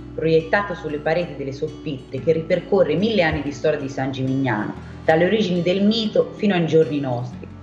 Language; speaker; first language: Italian; native; Italian